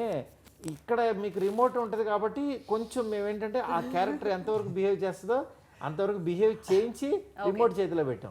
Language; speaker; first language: Telugu; native; Telugu